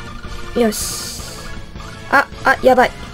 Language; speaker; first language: Japanese; native; Japanese